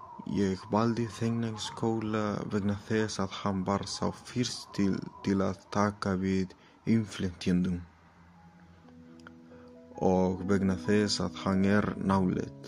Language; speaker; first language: Icelandic; non-native, learner; Spanish